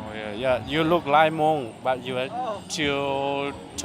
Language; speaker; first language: English; non-native, learner; Hmong